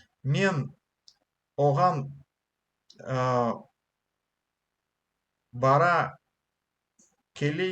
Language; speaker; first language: Kazakh; non-native, learner; Russian